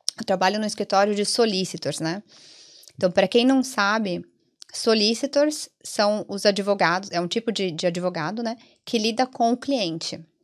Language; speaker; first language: Portuguese; early bilingual, other home language; Italian